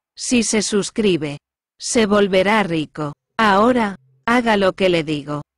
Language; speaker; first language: Spanish; non-native, fluent; Korean